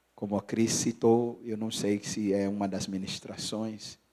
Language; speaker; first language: Portuguese; non-native, fluent; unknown